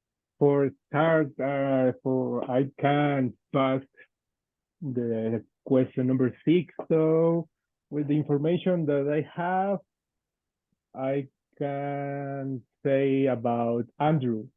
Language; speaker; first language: English; non-native, fluent; Spanish